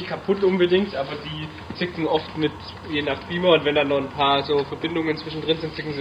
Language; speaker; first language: German; native; German